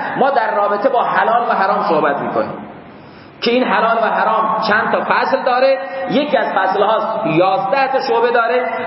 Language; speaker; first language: Persian; non-native, local second language; Baluchi